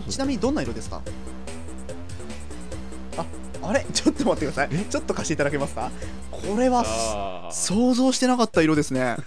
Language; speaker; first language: Japanese; native; Japanese